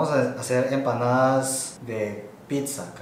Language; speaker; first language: Spanish; early bilingual, other home language; Korean